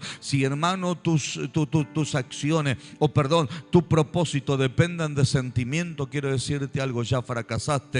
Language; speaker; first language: Spanish; native; Spanish